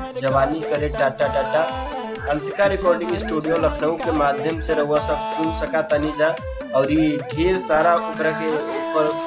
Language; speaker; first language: Bhojpuri; non-native, local second language; Awadhi